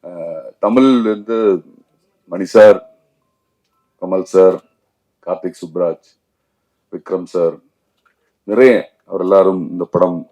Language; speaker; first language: Tamil; non-native, learner; Malayalam